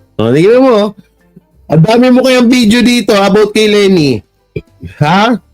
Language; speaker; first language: Filipino; non-native, local second language; Hiligaynon